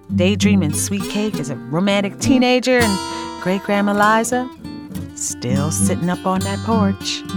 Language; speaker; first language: English; native; English